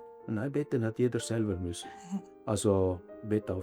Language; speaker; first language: German; early bilingual, other home language; Italian